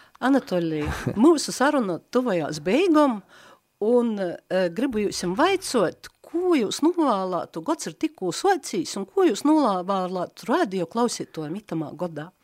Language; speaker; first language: Latvian; native; Latvian